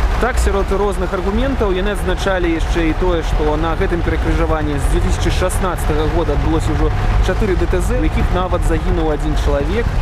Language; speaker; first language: Belarusian; non-native, local second language; Russian